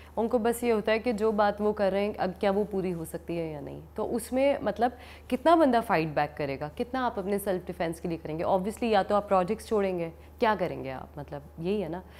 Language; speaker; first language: Urdu; native; Urdu